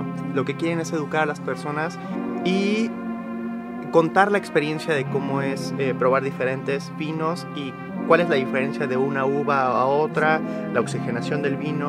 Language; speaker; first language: Spanish; native; Spanish